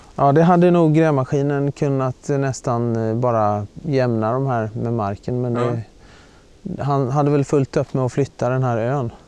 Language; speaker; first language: Swedish; native; Swedish